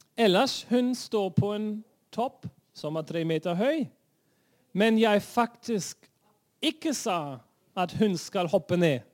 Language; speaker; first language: Norwegian; non-native, fluent; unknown